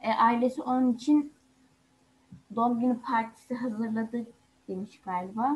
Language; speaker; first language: Turkish; native; Turkish